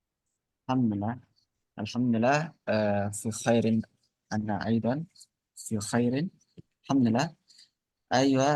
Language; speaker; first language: Arabic; non-native, fluent; Indonesian